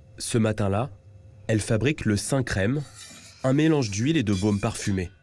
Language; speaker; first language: French; native; French